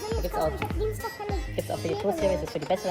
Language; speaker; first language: German; native; German